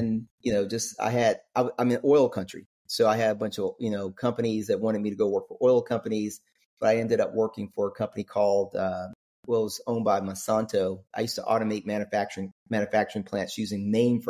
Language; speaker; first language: English; native; English